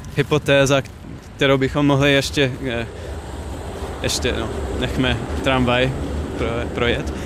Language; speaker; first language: Czech; non-native, fluent; English